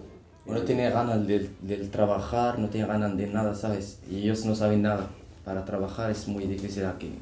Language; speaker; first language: Spanish; non-native, learner; Arabic